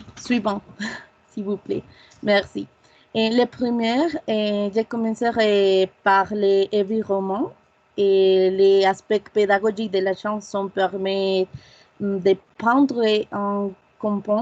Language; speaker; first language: French; non-native, learner; Spanish